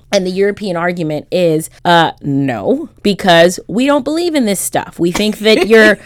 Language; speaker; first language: English; early bilingual, other home language; Haitian Creole